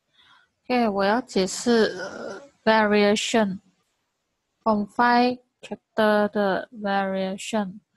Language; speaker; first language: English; non-native, local second language; Chinese